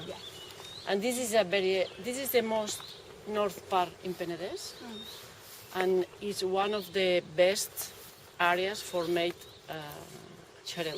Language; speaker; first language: English; non-native, learner; Catalan